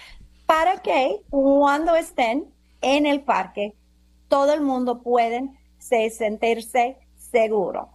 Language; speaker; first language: Spanish; non-native, fluent; English